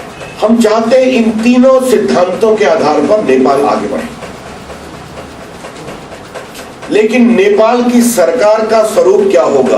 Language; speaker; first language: Hindi; native; Hindi